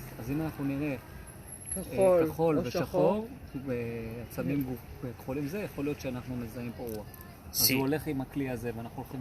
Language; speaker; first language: Hebrew; native; Hebrew